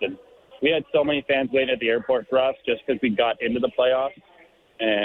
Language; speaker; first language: English; native; English